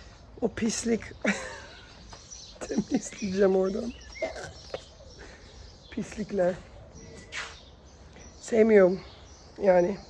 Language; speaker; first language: Turkish; early bilingual, heritage; Turkish